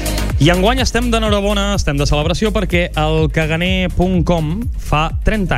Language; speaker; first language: Catalan; native; Catalan